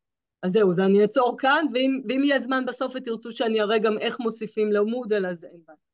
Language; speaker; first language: Hebrew; native; Hebrew